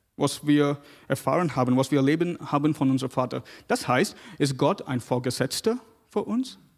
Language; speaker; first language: German; non-native, fluent; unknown